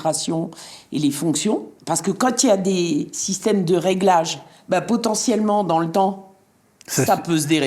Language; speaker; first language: French; native; French